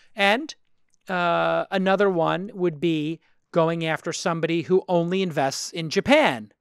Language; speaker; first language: English; native; English